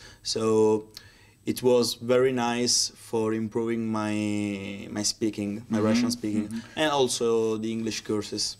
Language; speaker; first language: English; non-native, learner; Italian